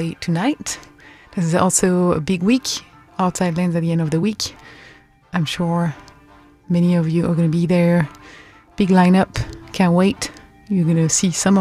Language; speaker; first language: English; non-native, fluent; French